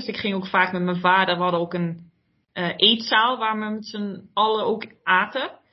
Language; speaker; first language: Dutch; early bilingual, heritage; Dutch